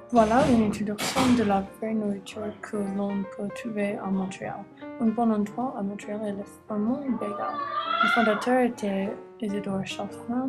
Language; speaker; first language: French; non-native, learner; English